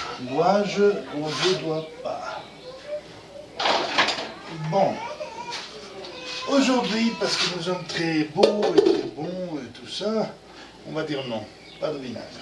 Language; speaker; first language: French; non-native, fluent; Spanish